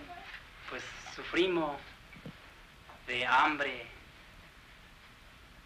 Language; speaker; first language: Spanish; non-native, local second language; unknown